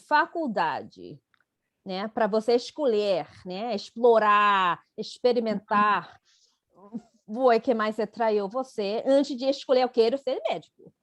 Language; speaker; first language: Portuguese; non-native, fluent; English